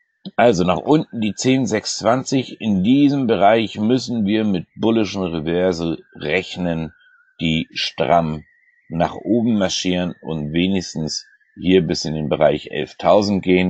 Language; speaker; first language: German; native; German